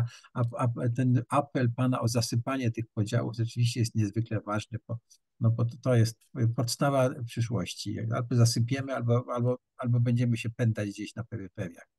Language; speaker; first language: Polish; native; Polish